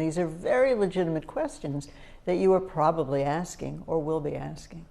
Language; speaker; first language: English; native; English